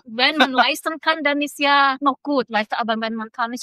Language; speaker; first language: German; non-native, local second language; Indonesian